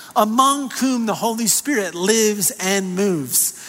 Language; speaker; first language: English; native; English